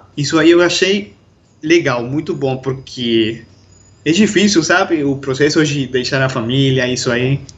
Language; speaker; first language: Portuguese; non-native, fluent; Spanish